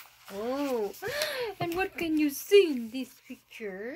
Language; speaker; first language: English; non-native, learner; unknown